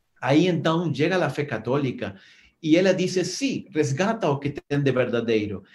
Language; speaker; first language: Portuguese; non-native, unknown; Spanish